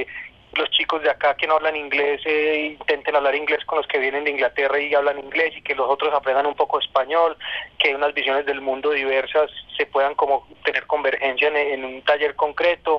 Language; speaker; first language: Spanish; native; Spanish